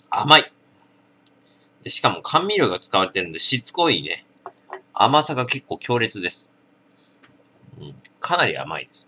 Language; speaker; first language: Japanese; native; Japanese